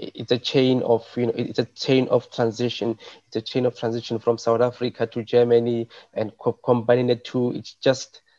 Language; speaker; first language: English; non-native, local second language; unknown